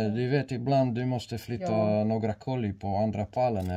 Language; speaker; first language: Swedish; non-native, learner; Romanian